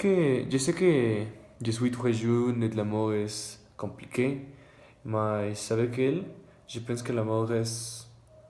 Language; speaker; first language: French; non-native, learner; Spanish